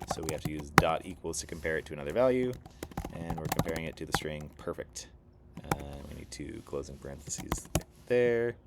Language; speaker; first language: English; native; English